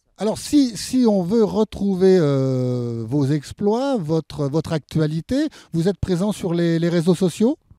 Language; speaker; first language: French; native; French